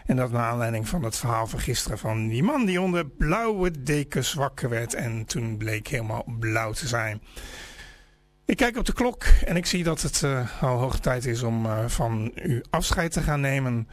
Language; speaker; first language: Dutch; native; Dutch